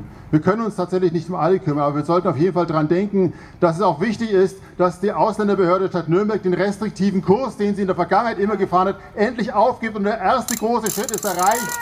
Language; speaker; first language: German; native; German